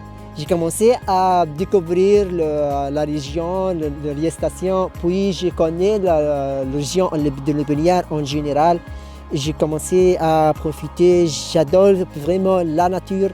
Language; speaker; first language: French; non-native, local second language; Arabic